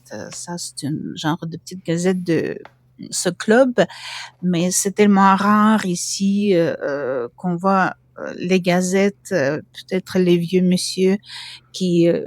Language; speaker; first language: French; non-native, fluent; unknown